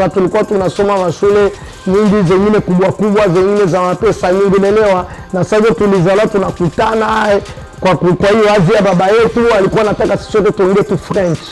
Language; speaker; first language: Swahili; non-native, local second language; French